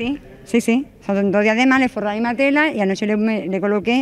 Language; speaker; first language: Spanish; native; Spanish